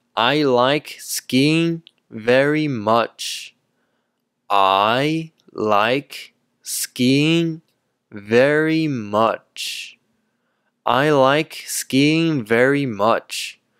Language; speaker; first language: English; non-native, fluent; Chinese